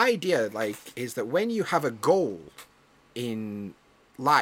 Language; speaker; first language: English; native; English